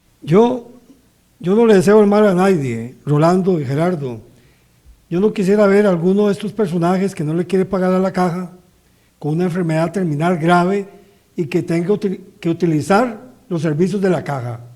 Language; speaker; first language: Spanish; native; Spanish